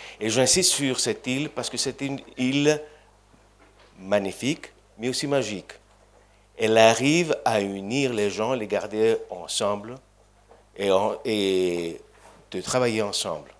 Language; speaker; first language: French; non-native, fluent; Greek